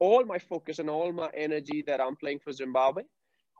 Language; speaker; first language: English; non-native, local second language; Punjabi